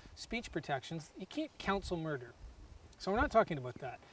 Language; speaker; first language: English; native; English